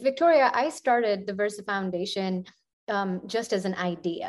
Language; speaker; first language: English; non-native, local second language; Punjabi